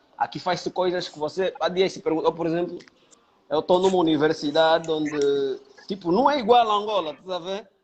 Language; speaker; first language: Portuguese; native; Portuguese